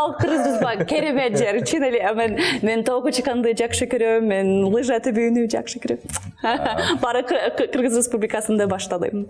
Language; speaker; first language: Kyrgyz; non-native, learner; English